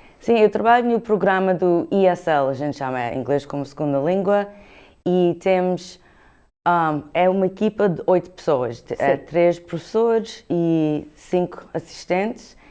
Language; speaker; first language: Portuguese; early bilingual, heritage; Portuguese